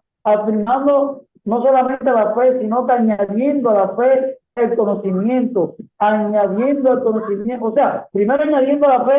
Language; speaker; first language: Spanish; native; Spanish